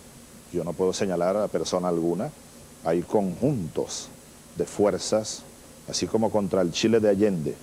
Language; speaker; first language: Spanish; native; Spanish